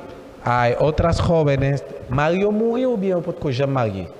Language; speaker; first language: Spanish; non-native, fluent; Haitian Creole